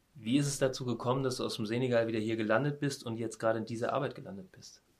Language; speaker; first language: German; native; German